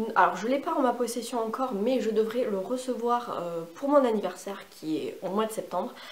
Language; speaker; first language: French; native; French